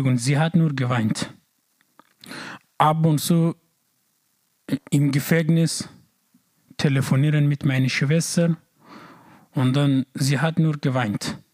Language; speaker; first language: German; non-native, learner; Persian